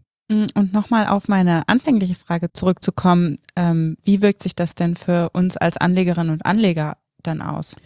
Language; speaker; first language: German; native; German